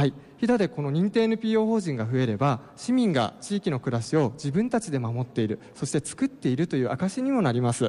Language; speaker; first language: Japanese; native; Japanese